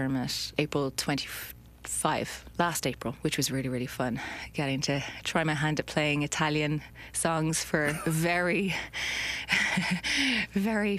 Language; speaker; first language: English; native; English